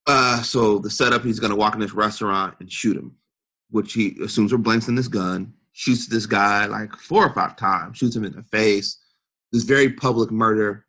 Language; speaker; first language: English; native; English